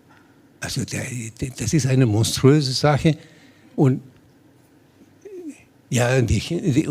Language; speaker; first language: German; non-native, learner; Spanish